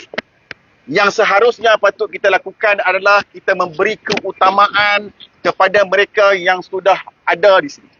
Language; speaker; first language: Malay; native; Malay